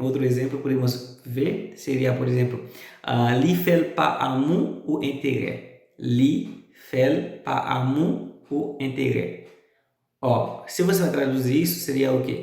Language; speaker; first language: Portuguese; non-native, fluent; Haitian Creole